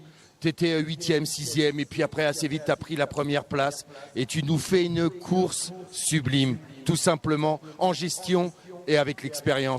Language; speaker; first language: French; native; French